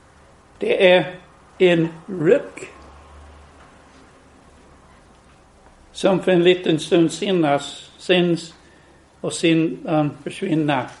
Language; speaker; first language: Swedish; non-native, fluent; English